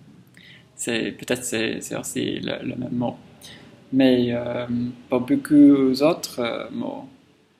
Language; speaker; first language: French; non-native, learner; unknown